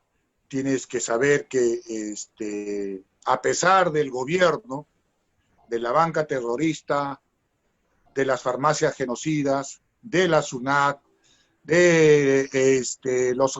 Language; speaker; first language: Spanish; native; Spanish